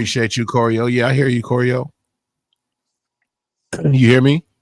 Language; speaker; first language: English; native; English